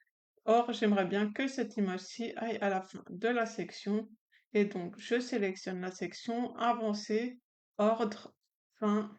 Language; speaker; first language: French; native; French